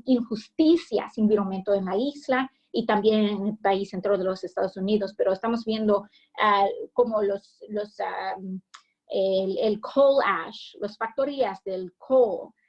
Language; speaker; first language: Spanish; early bilingual, heritage; English